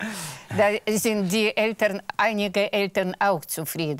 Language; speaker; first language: German; non-native, fluent; Russian